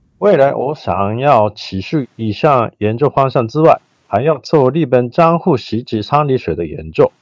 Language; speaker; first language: Chinese; non-native, fluent; Japanese